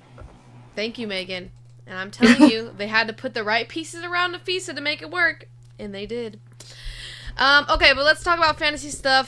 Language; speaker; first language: English; native; English